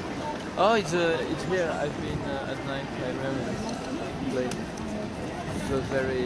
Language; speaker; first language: English; non-native, learner; French